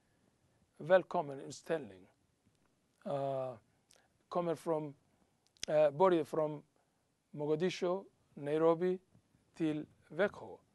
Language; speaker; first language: Swedish; non-native, learner; Somali